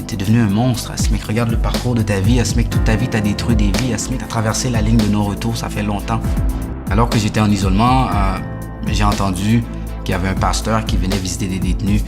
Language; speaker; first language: French; early bilingual, other home language; Haitian Creole